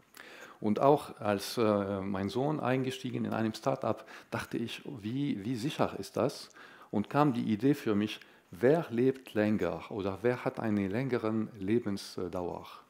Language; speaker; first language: German; non-native, fluent; Arabic